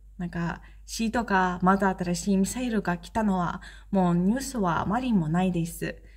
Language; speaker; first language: Japanese; non-native, fluent; Ukrainian